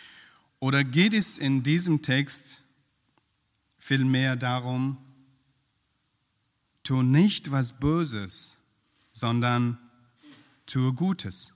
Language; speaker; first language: German; non-native, fluent; Persian